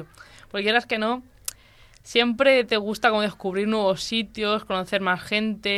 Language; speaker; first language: Spanish; native; Spanish